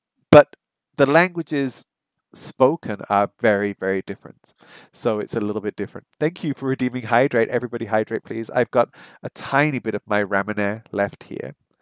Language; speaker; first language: English; native; English